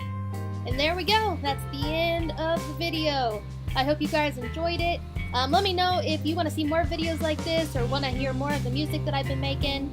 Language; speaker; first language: English; native; English